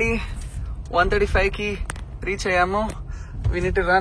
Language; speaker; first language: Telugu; non-native, learner; Kannada